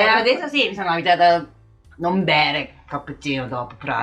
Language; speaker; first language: Italian; non-native, learner; Japanese